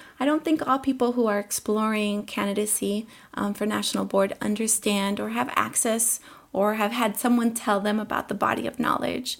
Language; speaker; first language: English; early bilingual, other home language; Spanish